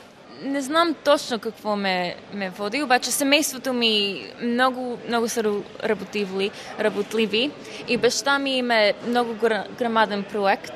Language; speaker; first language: Bulgarian; early bilingual, heritage; Bulgarian